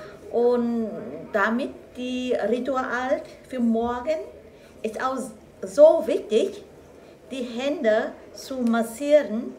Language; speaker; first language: German; non-native, learner; Vietnamese